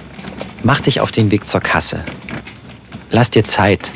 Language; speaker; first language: German; native; German